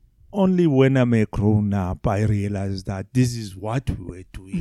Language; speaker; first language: English; non-native, local second language; Zulu